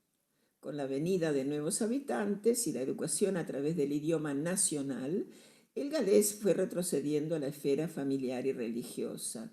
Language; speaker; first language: Spanish; native; Spanish